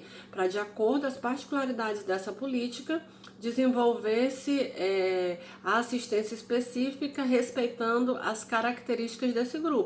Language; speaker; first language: Portuguese; native; Portuguese